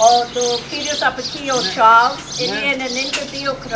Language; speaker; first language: Greek; non-native, fluent; English